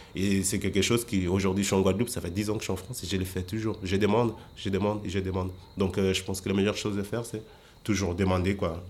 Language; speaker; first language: French; non-native, fluent; Portuguese